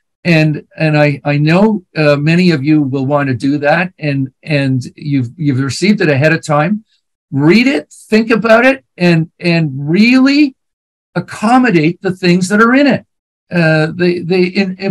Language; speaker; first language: English; native; English